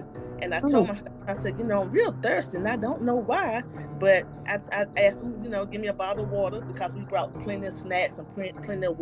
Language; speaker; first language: English; native; English